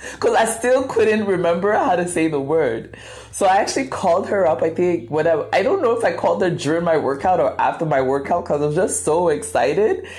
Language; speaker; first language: English; non-native, local second language; Akan